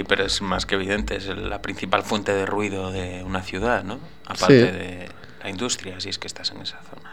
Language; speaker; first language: Spanish; native; Spanish